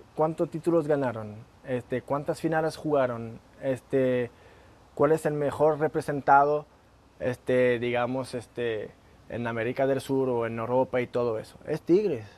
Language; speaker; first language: Spanish; non-native, fluent; French